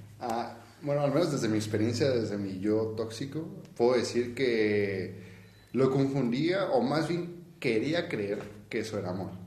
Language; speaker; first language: Spanish; native; Spanish